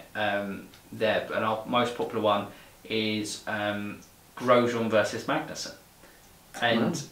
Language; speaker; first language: English; native; English